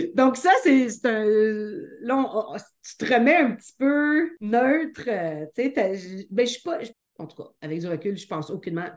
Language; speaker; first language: French; native; French